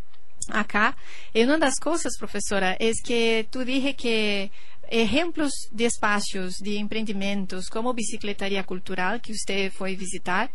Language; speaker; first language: Spanish; non-native, learner; Portuguese